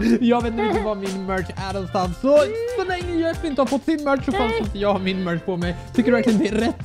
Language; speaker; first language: Swedish; native; Swedish